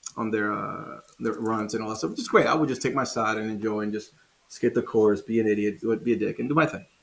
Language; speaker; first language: English; non-native, fluent; Spanish